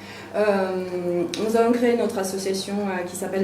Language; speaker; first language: French; native; French